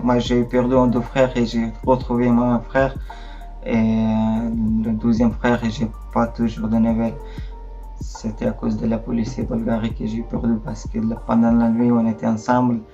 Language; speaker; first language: French; non-native, learner; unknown